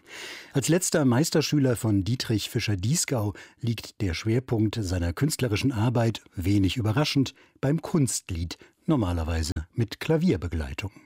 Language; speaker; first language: German; native; German